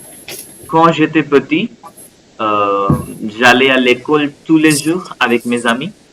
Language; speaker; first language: French; non-native, fluent; Hindi